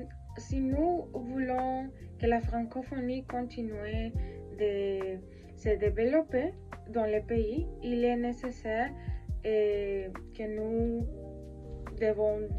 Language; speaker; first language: French; non-native, learner; Spanish